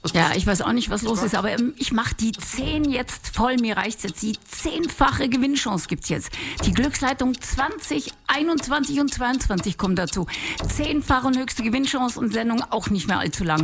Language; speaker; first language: German; native; German